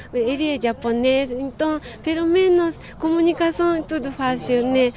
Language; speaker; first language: Portuguese; non-native, fluent; Japanese